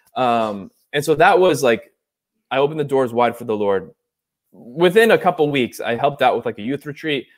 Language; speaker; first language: English; native; English